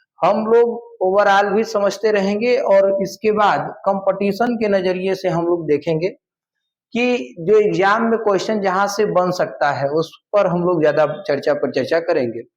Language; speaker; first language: Hindi; native; Hindi